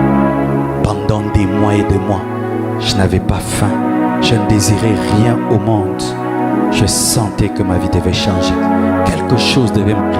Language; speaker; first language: French; non-native, local second language; Lingala